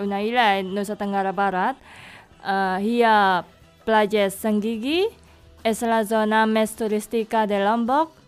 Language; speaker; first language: Catalan; non-native, learner; Indonesian